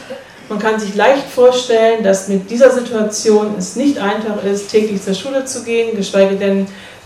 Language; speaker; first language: German; native; German